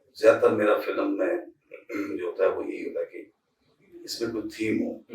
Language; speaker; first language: Urdu; non-native, local second language; Punjabi